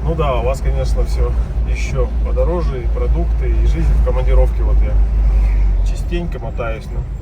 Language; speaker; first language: Russian; native; Russian